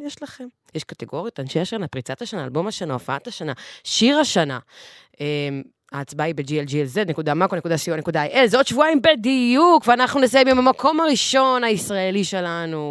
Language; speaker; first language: Hebrew; native; Hebrew